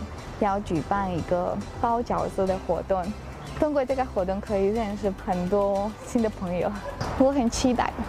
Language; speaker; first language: Chinese; non-native, fluent; Spanish